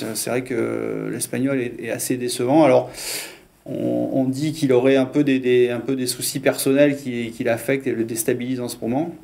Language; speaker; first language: French; native; French